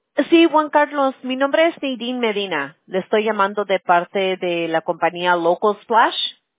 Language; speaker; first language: Spanish; early bilingual, heritage; Spanish